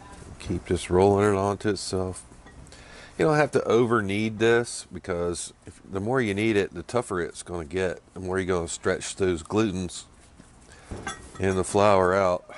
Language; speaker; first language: English; native; English